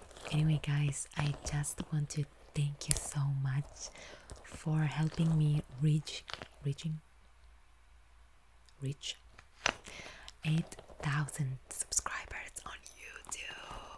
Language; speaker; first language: English; non-native, fluent; Italian